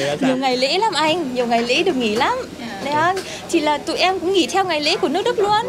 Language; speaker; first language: Vietnamese; early bilingual, heritage; Vietnamese